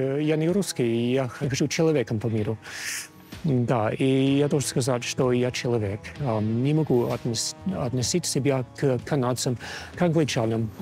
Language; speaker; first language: Russian; non-native, fluent; English